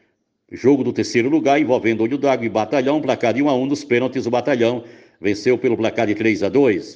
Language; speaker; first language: Portuguese; native; Portuguese